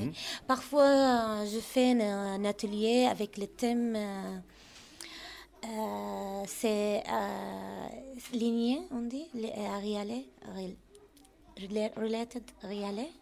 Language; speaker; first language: French; non-native, learner; Arabic